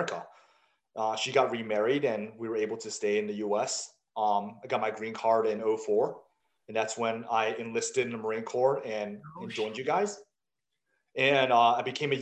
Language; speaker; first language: English; early bilingual, other home language; Chinese